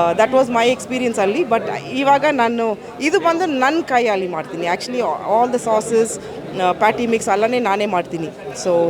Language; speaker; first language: Kannada; non-native, fluent; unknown